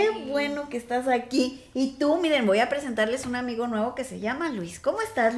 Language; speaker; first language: Spanish; native; Spanish